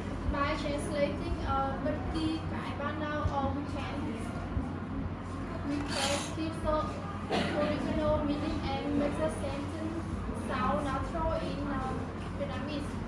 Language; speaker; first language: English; non-native, learner; Vietnamese